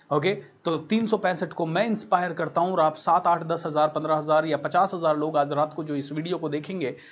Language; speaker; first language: Hindi; native; Hindi